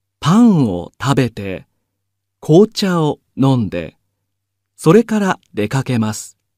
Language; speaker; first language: Japanese; native; Japanese